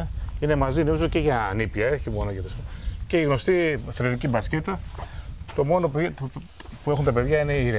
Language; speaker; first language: Greek; native; Greek